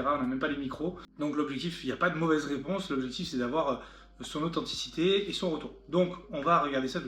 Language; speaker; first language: French; native; French